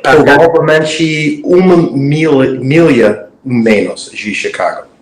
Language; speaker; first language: Portuguese; non-native, learner; English